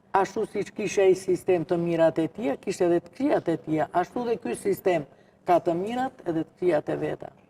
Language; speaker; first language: Albanian; non-native, local second language; Romany